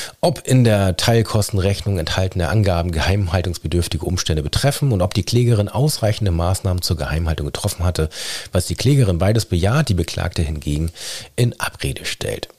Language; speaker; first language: German; native; German